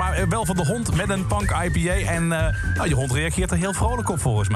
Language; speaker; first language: Dutch; native; Dutch